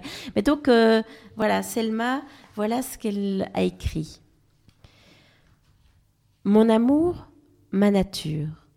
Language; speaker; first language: French; native; French